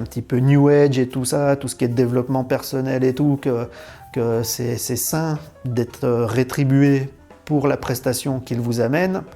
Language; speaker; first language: French; native; French